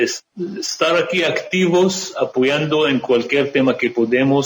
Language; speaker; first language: Spanish; non-native, fluent; Arabic